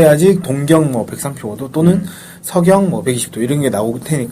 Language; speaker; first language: Korean; native; Korean